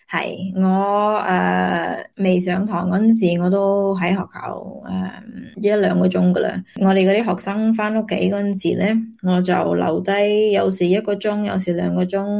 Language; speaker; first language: Cantonese; early bilingual, heritage; Cantonese